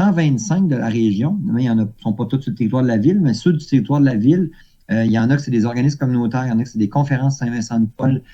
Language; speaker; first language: French; native; French